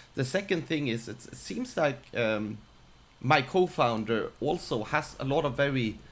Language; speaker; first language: English; non-native, fluent; Swedish